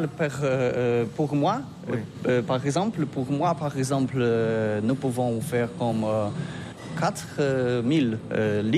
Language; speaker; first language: French; non-native, learner; Polish